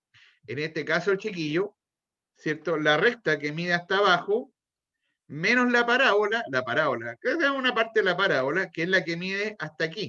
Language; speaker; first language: Spanish; native; Spanish